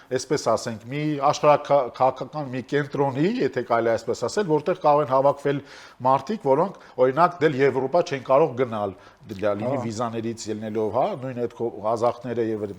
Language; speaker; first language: Armenian; native; Armenian